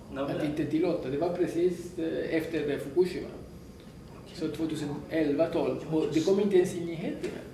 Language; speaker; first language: Swedish; non-native, fluent; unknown